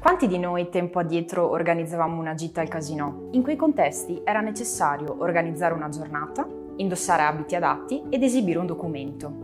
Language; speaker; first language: Italian; native; Italian